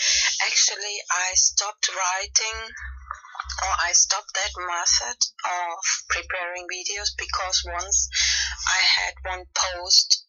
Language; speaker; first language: English; non-native, fluent; Spanish